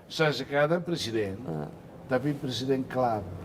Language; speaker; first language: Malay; non-native, fluent; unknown